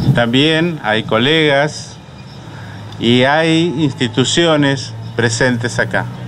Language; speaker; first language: Spanish; native; Spanish